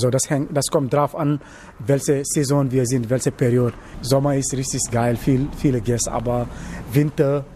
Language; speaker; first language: German; non-native, learner; Wolof